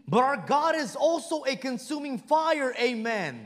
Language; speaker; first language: English; non-native, fluent; Spanish